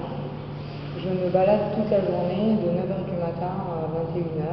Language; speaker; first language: French; non-native, local second language; Arabic